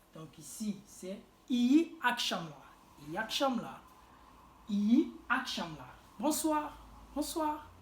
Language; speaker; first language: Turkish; non-native, fluent; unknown